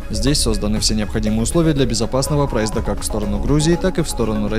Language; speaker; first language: Russian; native; Russian